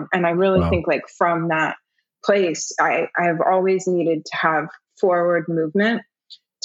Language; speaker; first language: English; early bilingual, other home language; German